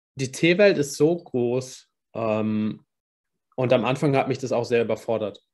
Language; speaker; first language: German; native; German